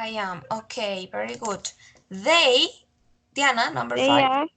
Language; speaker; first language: English; non-native, learner; Spanish